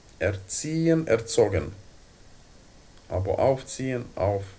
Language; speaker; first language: German; non-native, fluent; Ukrainian